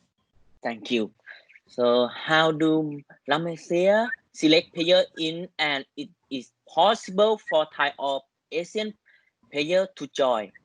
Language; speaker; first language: English; non-native, learner; Thai